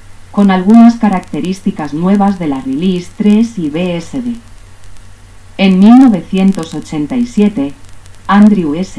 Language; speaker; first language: Spanish; native; Spanish